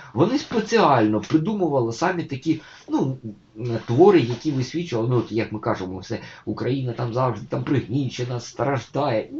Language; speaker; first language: Ukrainian; native; Ukrainian